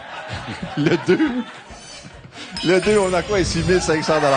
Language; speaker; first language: French; native; French